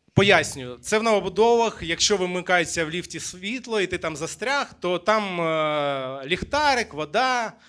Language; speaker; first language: Ukrainian; native; Ukrainian